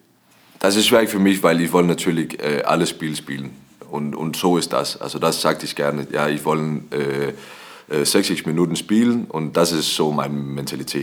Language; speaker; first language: German; non-native, learner; Danish